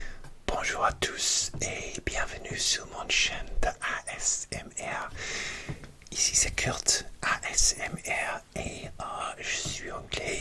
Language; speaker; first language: French; non-native, learner; English